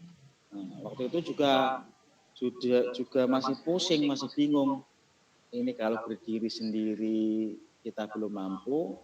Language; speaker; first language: Indonesian; non-native, local second language; Javanese